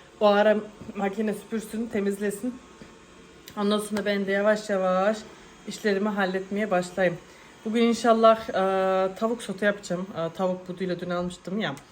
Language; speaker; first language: Turkish; early bilingual, heritage; Turkish